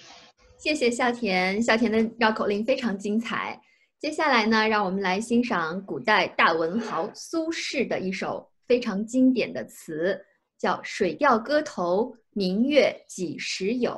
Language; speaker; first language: Chinese; native; Chinese